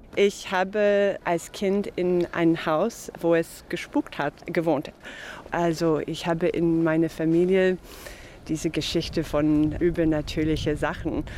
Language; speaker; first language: German; non-native, fluent; English